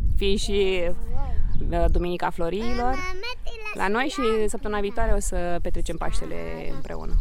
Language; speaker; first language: Romanian; native; Romanian